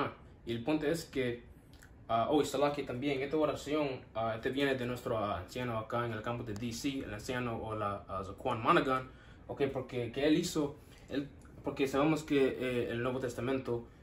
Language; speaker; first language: Spanish; non-native, learner; English